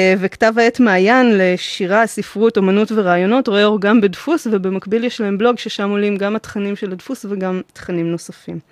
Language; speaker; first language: Hebrew; native; Hebrew